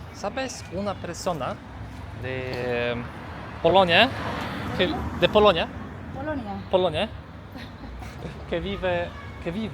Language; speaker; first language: Spanish; non-native, learner; Polish